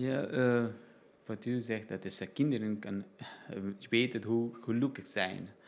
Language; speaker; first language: Dutch; non-native, learner; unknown